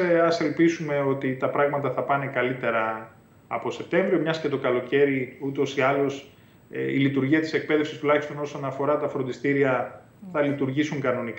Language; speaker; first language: Greek; native; Greek